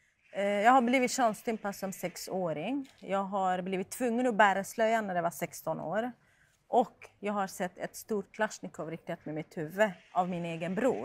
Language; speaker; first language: Swedish; non-native, fluent; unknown